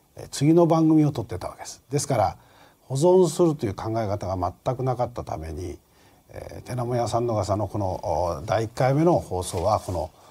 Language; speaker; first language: Japanese; native; Japanese